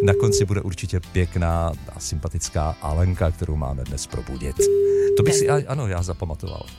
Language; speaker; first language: Czech; native; Czech